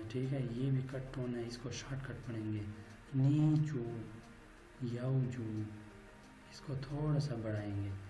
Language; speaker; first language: Urdu; native; Urdu